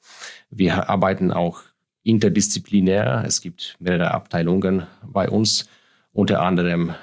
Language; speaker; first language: German; non-native, fluent; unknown